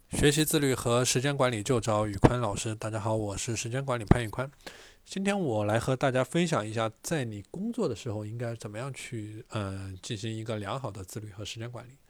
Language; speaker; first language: Chinese; native; Chinese